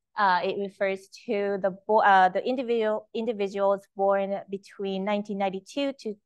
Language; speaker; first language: English; early bilingual, other home language; Japanese